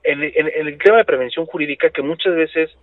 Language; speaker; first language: Spanish; native; Spanish